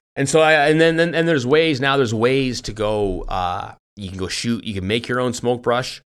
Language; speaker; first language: English; native; English